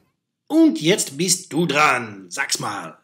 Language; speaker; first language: German; non-native, fluent; Dutch